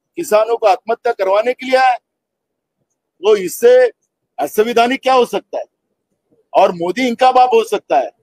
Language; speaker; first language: Hindi; non-native, local second language; Marathi